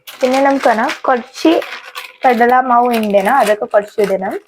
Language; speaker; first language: Malayalam; non-native, learner; Hindi